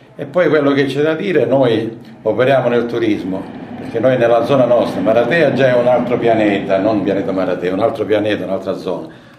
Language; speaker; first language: Italian; native; Italian